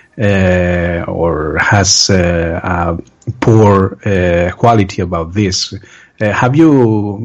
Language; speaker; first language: English; non-native, learner; Spanish